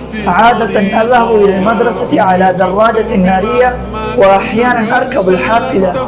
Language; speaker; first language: Arabic; non-native, learner; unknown